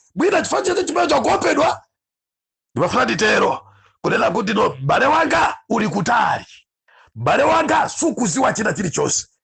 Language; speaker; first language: Nyanja; native; Nyanja